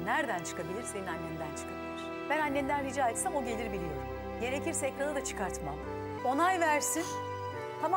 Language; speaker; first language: Turkish; native; Turkish